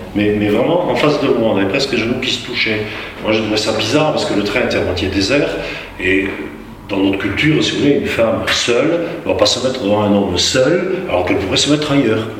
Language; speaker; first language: French; native; French